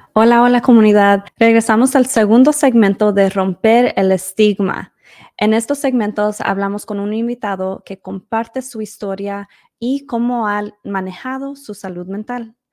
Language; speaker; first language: Spanish; early bilingual, heritage; Spanish